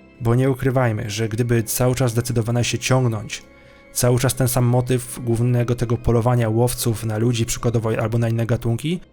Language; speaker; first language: Polish; native; Polish